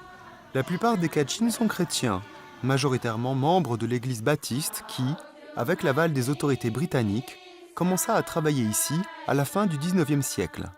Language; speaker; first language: French; native; French